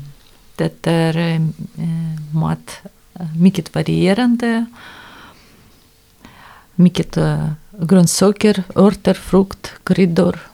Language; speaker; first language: Swedish; non-native, fluent; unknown